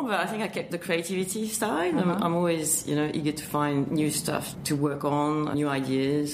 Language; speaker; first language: English; non-native, fluent; French